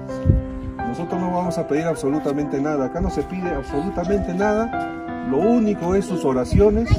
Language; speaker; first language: Spanish; native; Spanish